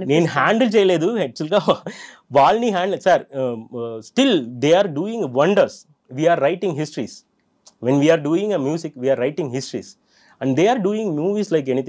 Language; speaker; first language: Telugu; non-native, fluent; Tamil